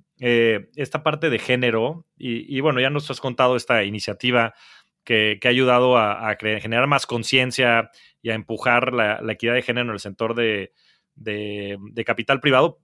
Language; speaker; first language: Spanish; native; Spanish